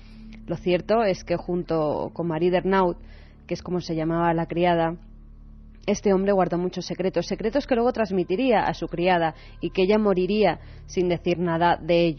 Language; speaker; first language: Spanish; native; Spanish